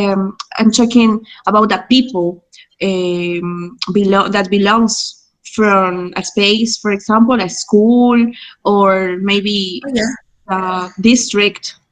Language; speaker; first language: English; non-native, fluent; Spanish